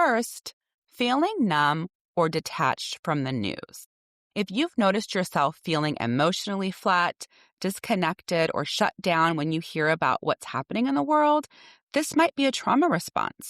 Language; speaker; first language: English; native; English